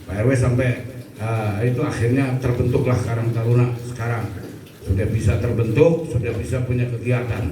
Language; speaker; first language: Indonesian; native; Indonesian